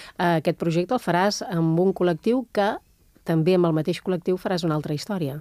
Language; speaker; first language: Catalan; native; Catalan